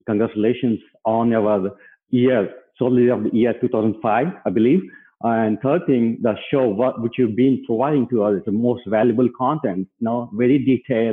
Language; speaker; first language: English; non-native, local second language; Telugu